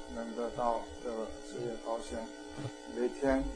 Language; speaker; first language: Chinese; non-native, fluent; Korean